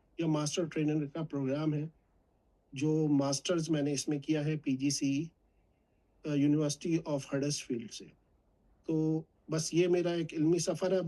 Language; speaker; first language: Urdu; native; Urdu